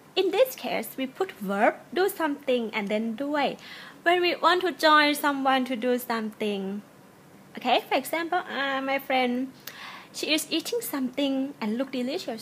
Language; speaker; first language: English; non-native, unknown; Thai